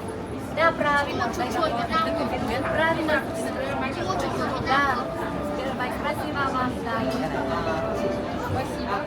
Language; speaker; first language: Russian; non-native, learner; Vietnamese